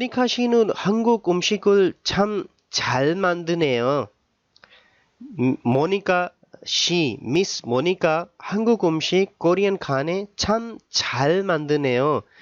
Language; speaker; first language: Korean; non-native, fluent; Urdu